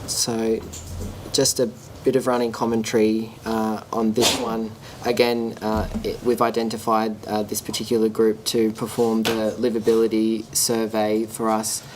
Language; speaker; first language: English; native; English